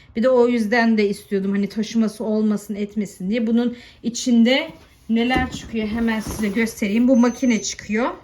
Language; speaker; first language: Turkish; early bilingual, heritage; Turkish